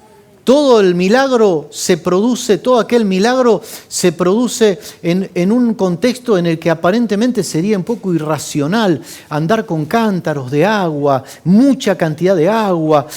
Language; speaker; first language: Spanish; native; Spanish